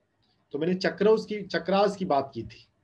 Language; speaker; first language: Hindi; native; Hindi